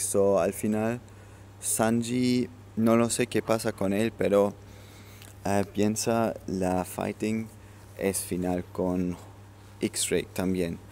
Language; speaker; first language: Spanish; non-native, learner; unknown